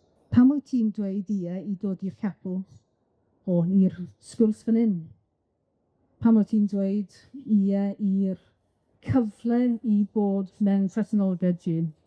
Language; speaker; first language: Welsh; non-native, local second language; English